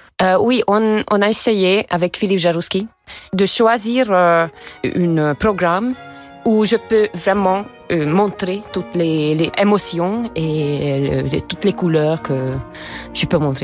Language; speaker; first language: French; non-native, fluent; Hungarian